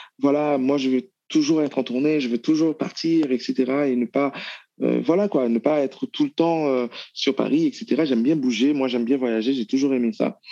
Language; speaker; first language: French; non-native, local second language; Haitian Creole